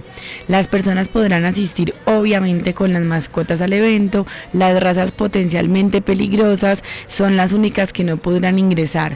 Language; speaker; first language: Spanish; native; Spanish